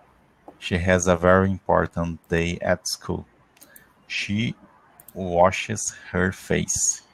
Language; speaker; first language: English; non-native, learner; Portuguese